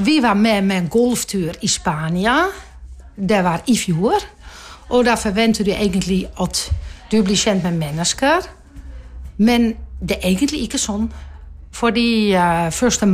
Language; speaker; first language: Norwegian; non-native, fluent; Dutch